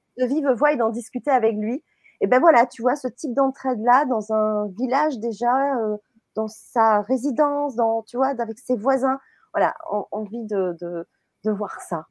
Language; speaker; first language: French; native; French